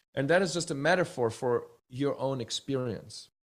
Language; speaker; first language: English; early bilingual, other home language; Czech